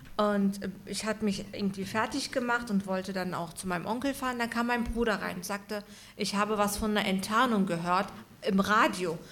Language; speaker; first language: German; early bilingual, other home language; Turkish